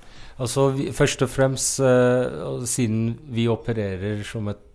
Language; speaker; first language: Norwegian; non-native, fluent; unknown